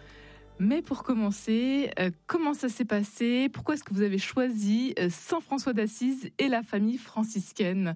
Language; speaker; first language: French; native; French